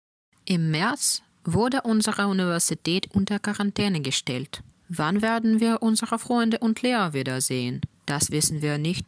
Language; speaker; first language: German; non-native, fluent; Russian